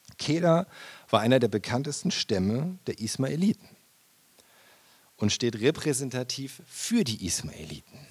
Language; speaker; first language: German; native; German